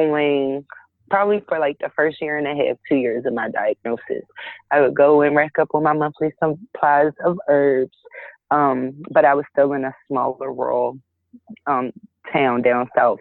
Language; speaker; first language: English; native; English